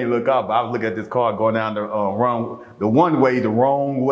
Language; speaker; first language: English; native; English